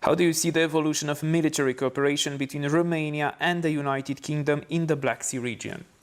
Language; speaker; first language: English; non-native, fluent; Romanian